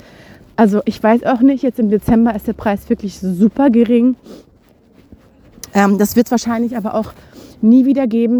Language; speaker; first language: German; native; German